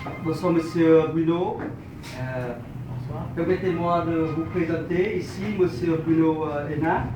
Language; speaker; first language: French; non-native, learner; Vietnamese